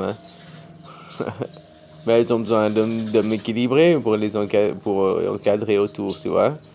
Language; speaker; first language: French; native; French